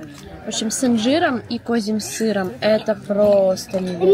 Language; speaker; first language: Russian; native; Russian